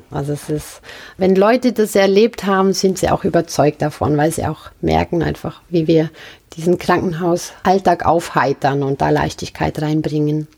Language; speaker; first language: German; native; German